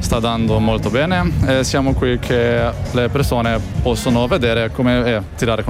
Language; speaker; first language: Italian; non-native, learner; Slovenian